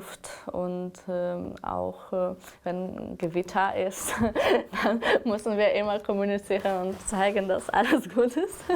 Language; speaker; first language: German; non-native, learner; Ukrainian